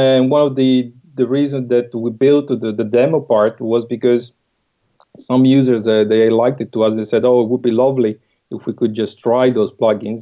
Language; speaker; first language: English; non-native, fluent; Italian